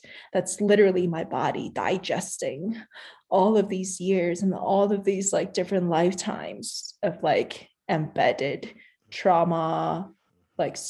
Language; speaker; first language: English; non-native, local second language; Cantonese